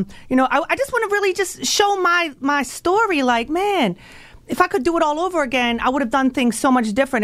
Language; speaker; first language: English; native; English